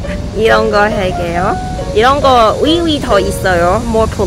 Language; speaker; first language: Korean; non-native, learner; Cantonese